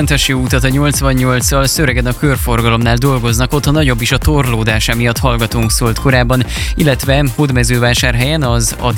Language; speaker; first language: Hungarian; native; Hungarian